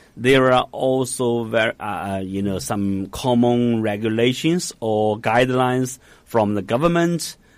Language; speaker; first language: English; non-native, fluent; Chinese